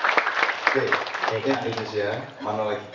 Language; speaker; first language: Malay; non-native, local second language; Javanese